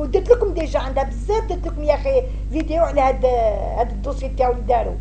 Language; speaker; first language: Arabic; native; Arabic